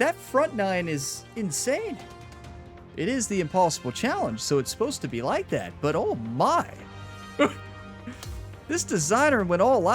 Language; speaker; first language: English; native; English